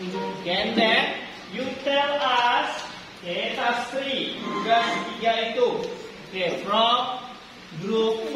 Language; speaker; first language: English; non-native, fluent; Indonesian